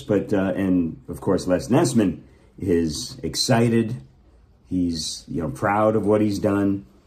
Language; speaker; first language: English; native; English